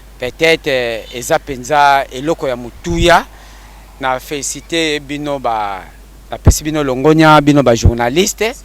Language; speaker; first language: Lingala; non-native, local second language; Kongo